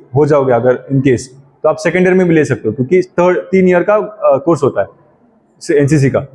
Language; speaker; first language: Hindi; non-native, local second language; Marathi